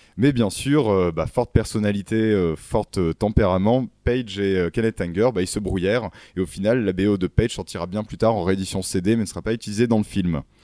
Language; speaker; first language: French; native; French